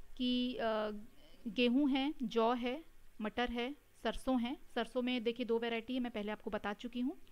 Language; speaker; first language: Hindi; native; Hindi